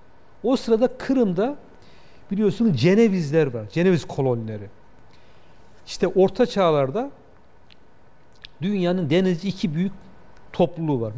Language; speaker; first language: Turkish; native; Turkish